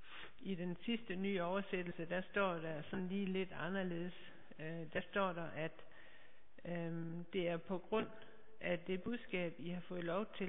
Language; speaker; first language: Danish; native; Danish